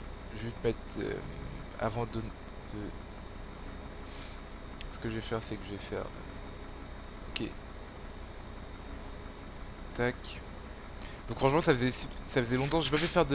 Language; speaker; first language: French; native; French